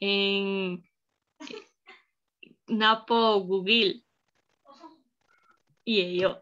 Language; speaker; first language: Korean; non-native, learner; Spanish